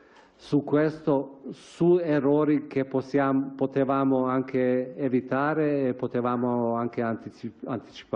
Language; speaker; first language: Italian; non-native, fluent; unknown